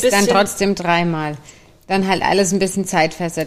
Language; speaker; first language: German; native; German